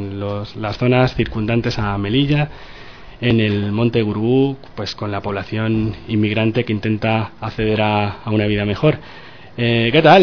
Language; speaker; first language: Spanish; native; Spanish